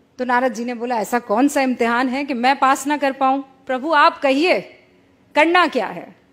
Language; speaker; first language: Hindi; native; Hindi